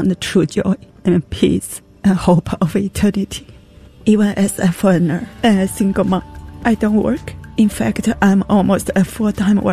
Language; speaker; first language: English; non-native, fluent; Chinese